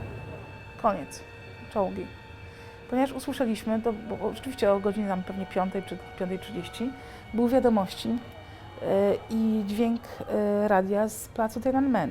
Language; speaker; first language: Polish; native; Polish